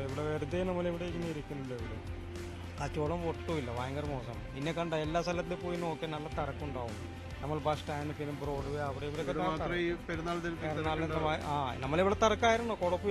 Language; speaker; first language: Malayalam; non-native, local second language; Hindi